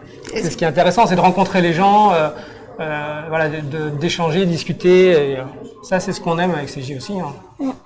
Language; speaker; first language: French; native; French